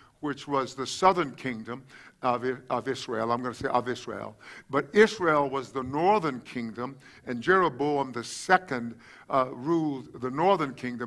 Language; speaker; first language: English; native; English